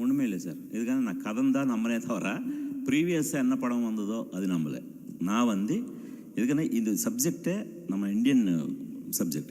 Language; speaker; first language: Tamil; non-native, fluent; Telugu